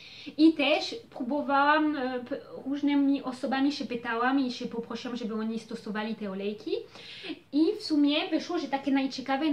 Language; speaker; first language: Polish; early bilingual, heritage; Polish